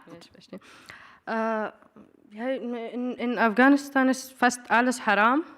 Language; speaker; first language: German; non-native, learner; Persian